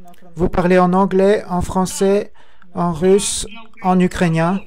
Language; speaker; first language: French; non-native, fluent; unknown